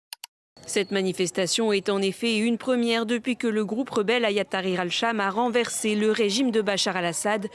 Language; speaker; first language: French; native; French